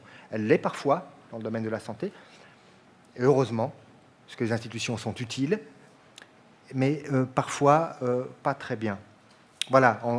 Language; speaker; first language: French; native; French